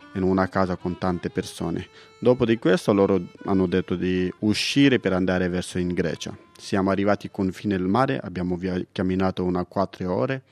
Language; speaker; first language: Italian; non-native, fluent; Persian